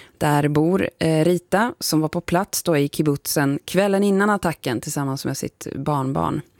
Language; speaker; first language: Swedish; native; Swedish